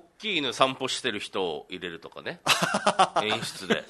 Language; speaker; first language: Japanese; native; Japanese